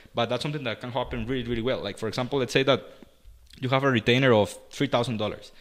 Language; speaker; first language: English; non-native, fluent; Spanish